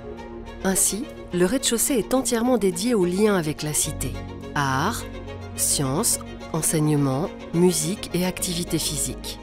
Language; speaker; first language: French; native; French